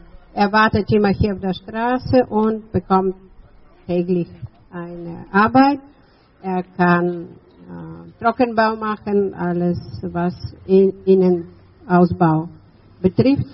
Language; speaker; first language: German; non-native, fluent; Bulgarian